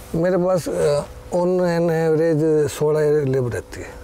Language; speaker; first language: Hindi; native; Hindi